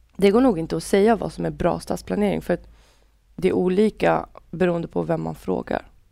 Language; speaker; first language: Swedish; early bilingual, other home language; Central Kurdish